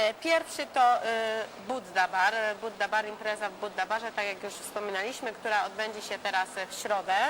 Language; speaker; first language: Polish; native; Polish